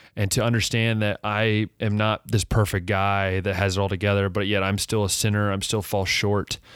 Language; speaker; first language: English; native; English